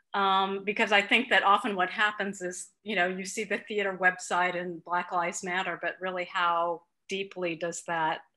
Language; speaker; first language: English; native; English